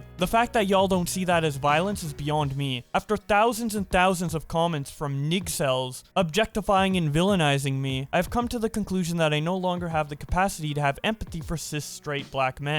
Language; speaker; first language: English; native; English